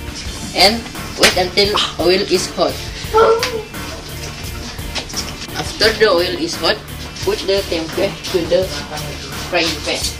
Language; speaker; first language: English; non-native, learner; Indonesian